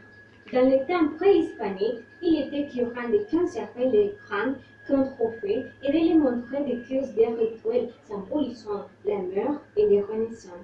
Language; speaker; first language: French; non-native, learner; Spanish